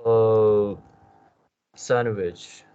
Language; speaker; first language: English; non-native, learner; Chinese